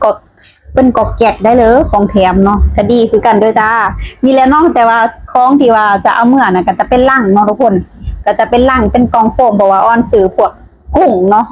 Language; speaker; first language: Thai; non-native, local second language; Lao